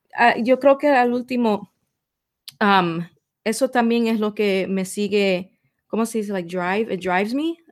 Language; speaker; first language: Spanish; early bilingual, heritage; Spanish